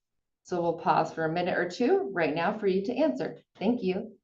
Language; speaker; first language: English; native; English